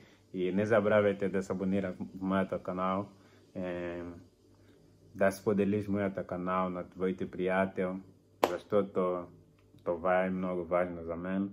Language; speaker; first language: Bulgarian; non-native, learner; Portuguese